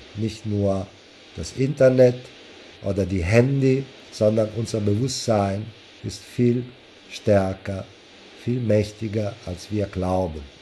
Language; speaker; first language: German; non-native, fluent; Italian